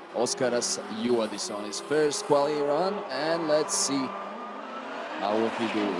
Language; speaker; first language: English; non-native, fluent; Latvian